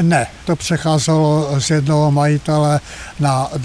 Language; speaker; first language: Czech; native; Czech